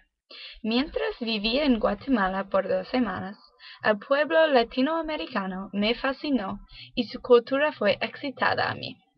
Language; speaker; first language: Spanish; non-native, learner; English